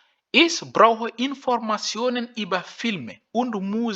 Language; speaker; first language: German; non-native, fluent; French